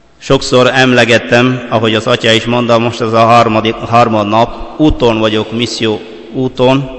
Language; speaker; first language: Hungarian; non-native, fluent; Malayalam